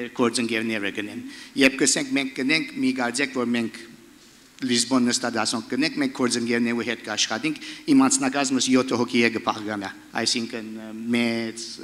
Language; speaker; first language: Armenian; early bilingual, heritage; Armenian